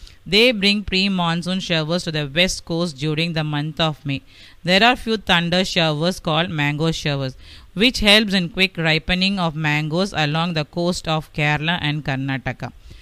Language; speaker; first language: English; non-native, local second language; Tamil